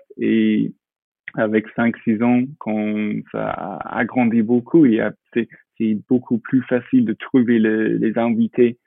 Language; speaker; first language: French; non-native, fluent; English